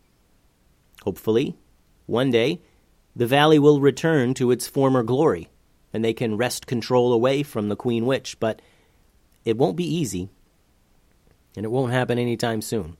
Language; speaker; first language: English; native; English